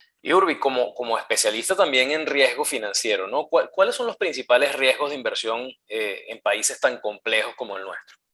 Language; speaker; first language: Spanish; native; Spanish